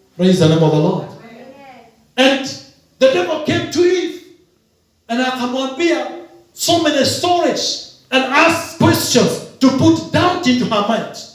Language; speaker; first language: English; non-native, local second language; Swahili